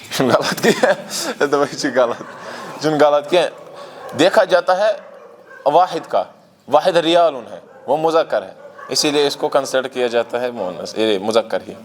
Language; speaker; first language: Urdu; non-native, local second language; Kashmiri